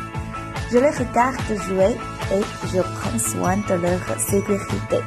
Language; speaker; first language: French; non-native, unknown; Chinese